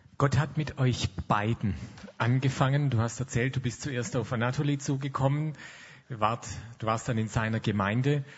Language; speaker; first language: German; native; German